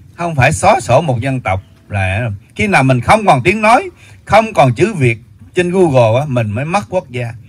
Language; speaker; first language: Vietnamese; native; Vietnamese